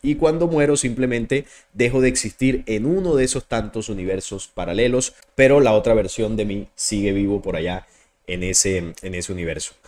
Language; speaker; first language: Spanish; native; Spanish